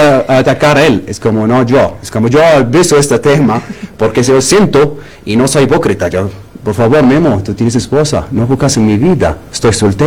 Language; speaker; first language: Spanish; non-native, learner; Arabic